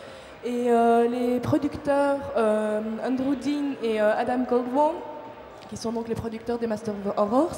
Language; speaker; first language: French; native; French